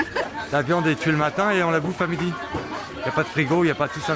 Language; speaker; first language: French; native; French